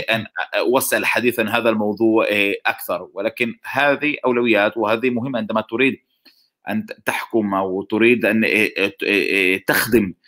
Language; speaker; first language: Arabic; non-native, fluent; Hebrew